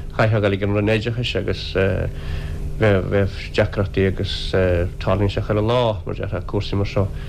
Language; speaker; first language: Irish; native; Irish